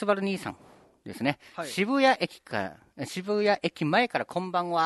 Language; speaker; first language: Japanese; native; Japanese